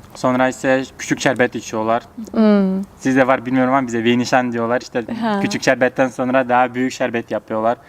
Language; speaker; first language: Turkish; early bilingual, heritage; Turkish